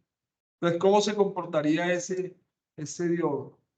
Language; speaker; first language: Spanish; native; Spanish